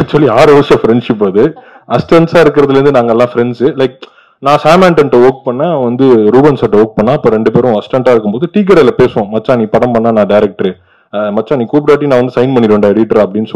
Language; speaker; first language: Tamil; native; Tamil